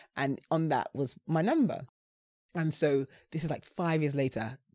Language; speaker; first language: English; native; English